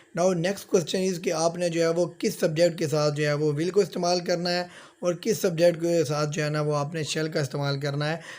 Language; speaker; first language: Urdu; native; Urdu